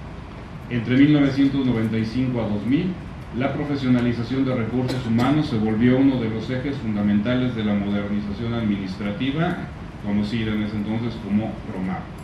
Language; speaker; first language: Spanish; native; Spanish